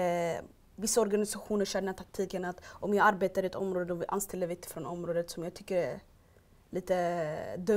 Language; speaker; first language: Swedish; early bilingual, other home language; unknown